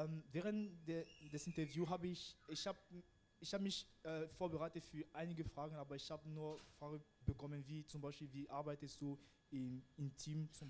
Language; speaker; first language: German; non-native, learner; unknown